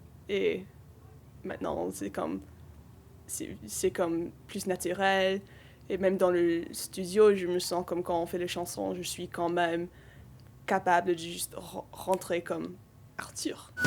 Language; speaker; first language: French; non-native, local second language; English